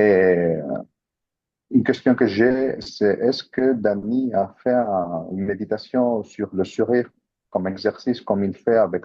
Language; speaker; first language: French; non-native, fluent; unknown